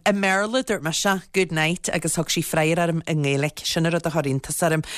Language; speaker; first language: Irish; native; Irish